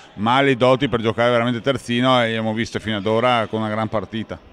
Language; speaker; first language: Italian; native; Italian